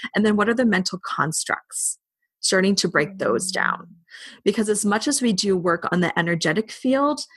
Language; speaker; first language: English; native; English